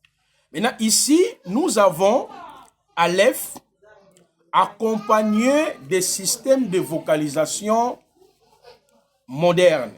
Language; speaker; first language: French; non-native, local second language; Lingala